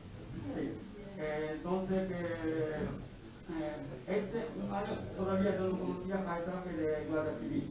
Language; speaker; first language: Spanish; non-native, learner; Japanese